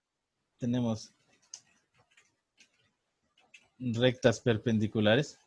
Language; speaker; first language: Spanish; native; Spanish